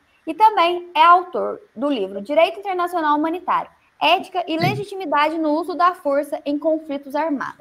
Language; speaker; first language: Portuguese; native; Portuguese